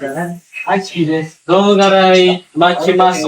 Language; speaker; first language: Japanese; non-native, learner; Filipino